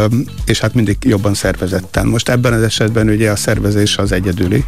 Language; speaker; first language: Hungarian; native; Hungarian